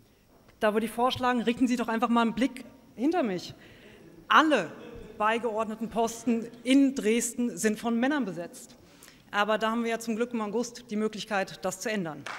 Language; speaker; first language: German; native; German